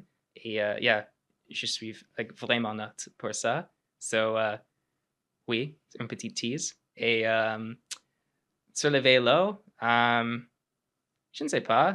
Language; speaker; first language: French; non-native, local second language; English